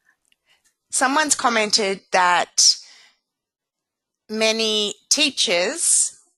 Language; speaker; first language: English; native; English